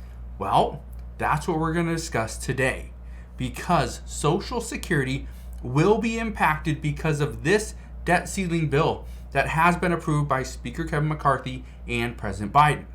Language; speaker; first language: English; native; English